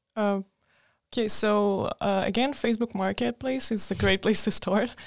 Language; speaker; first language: English; non-native, fluent; Greek